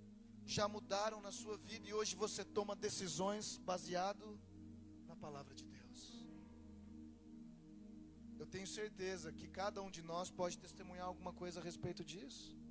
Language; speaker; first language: Portuguese; native; Portuguese